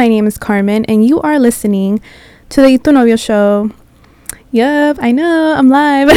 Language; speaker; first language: English; early bilingual, other home language; Spanish